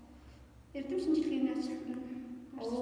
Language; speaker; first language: Mongolian; non-native, local second language; Tuvinian